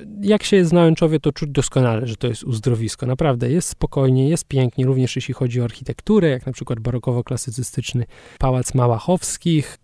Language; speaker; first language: Polish; native; Polish